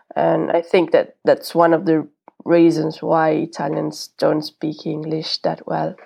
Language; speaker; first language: English; non-native, fluent; Italian